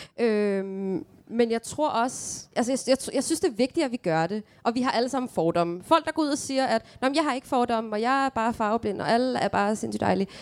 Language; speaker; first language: Danish; early bilingual, other home language; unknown